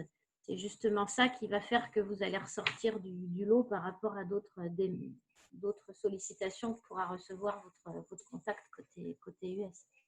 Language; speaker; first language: French; native; French